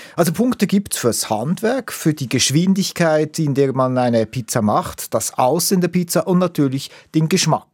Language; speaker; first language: German; native; German